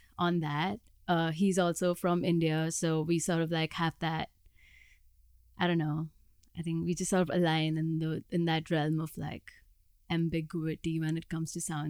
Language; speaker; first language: English; non-native, local second language; Hindi